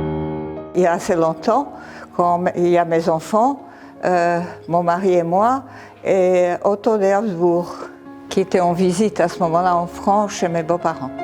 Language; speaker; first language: French; non-native, fluent; Serbian